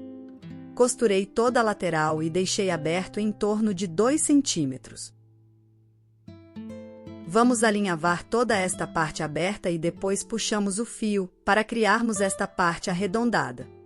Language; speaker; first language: Portuguese; native; Portuguese